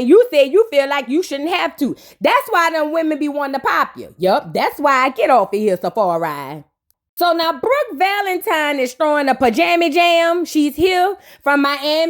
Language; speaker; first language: English; native; English